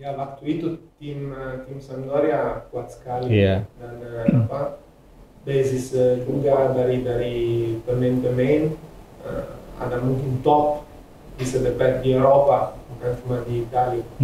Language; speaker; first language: Indonesian; non-native, fluent; Italian